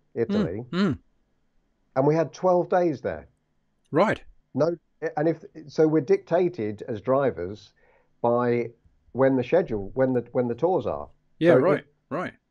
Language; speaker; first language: English; native; English